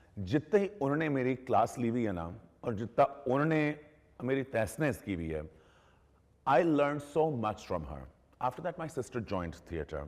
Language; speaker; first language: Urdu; early bilingual, heritage; Urdu